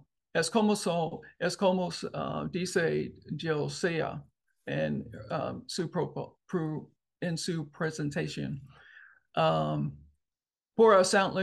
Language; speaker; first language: Spanish; non-native, learner; English